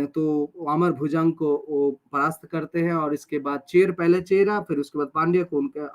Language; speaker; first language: Hindi; non-native, local second language; Bangla